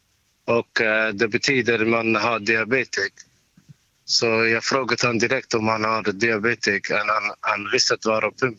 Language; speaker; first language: Swedish; non-native, fluent; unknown